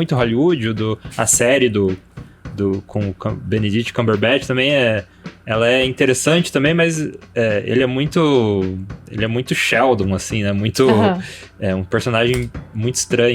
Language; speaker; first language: Portuguese; native; Portuguese